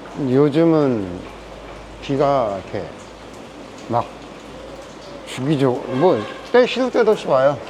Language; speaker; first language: Korean; native; Korean